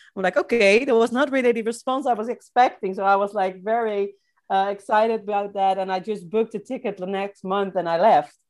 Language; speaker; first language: English; non-native, fluent; Dutch